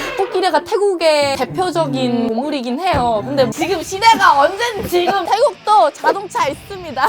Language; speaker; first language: Korean; non-native, fluent; Thai